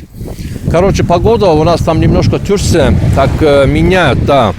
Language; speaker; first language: Russian; non-native, learner; Turkish